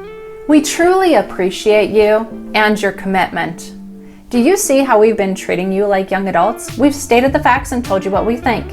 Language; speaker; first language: English; native; English